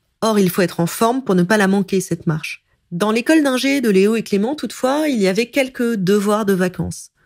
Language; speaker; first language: French; native; French